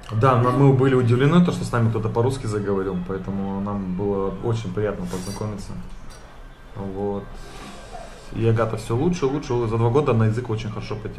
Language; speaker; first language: Russian; native; Russian